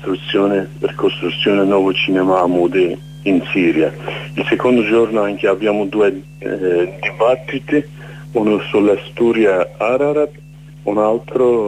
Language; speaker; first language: Italian; non-native, learner; Kurdish